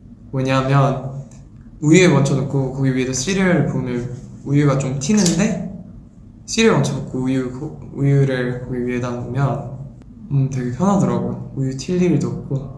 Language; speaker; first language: Korean; early bilingual, heritage; Korean